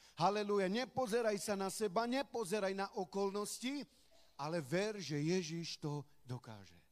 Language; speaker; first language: Slovak; non-native, local second language; Romany